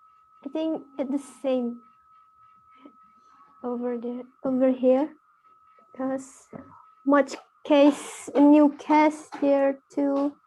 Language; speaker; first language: English; non-native, learner; Indonesian